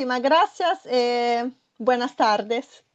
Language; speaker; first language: Spanish; non-native, fluent; Portuguese